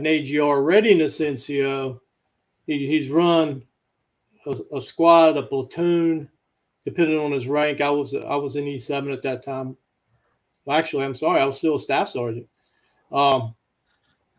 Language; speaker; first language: English; native; English